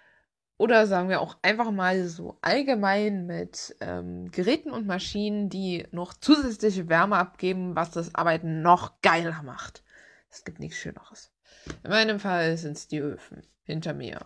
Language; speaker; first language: German; native; German